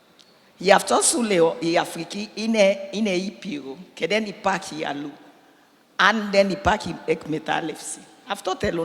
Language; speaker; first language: Greek; non-native, learner; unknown